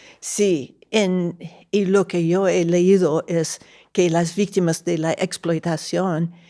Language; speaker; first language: Spanish; non-native, fluent; English